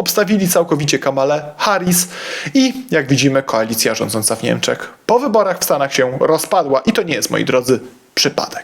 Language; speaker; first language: Polish; native; Polish